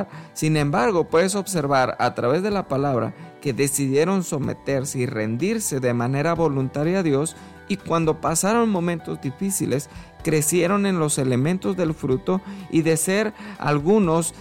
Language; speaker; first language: Spanish; native; Spanish